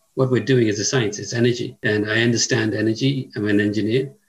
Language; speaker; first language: English; native; English